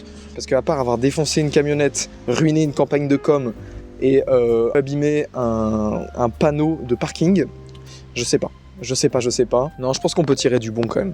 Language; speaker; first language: French; native; French